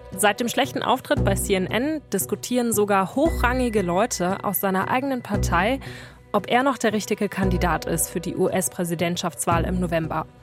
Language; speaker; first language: German; native; German